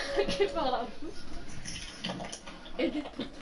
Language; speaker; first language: French; native; French